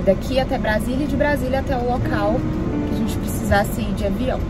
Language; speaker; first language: Portuguese; native; Portuguese